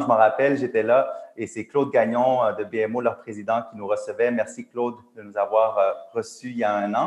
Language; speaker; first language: French; native; French